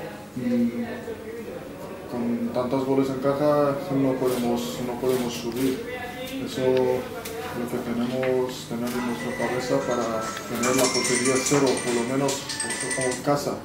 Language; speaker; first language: Spanish; non-native, fluent; Persian